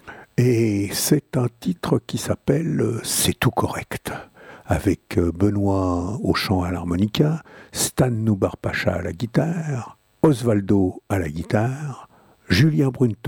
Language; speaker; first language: French; native; French